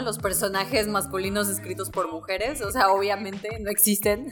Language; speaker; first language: Spanish; native; Spanish